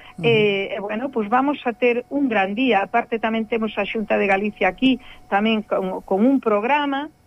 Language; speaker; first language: Galician; native; Galician